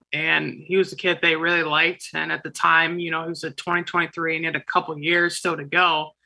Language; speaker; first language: English; native; English